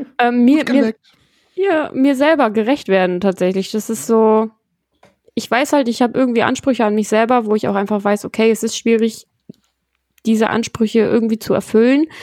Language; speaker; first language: German; native; German